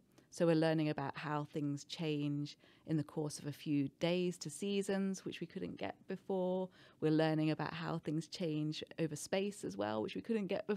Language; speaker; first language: English; native; English